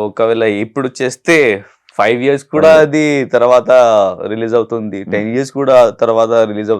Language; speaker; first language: Telugu; non-native, learner; Hindi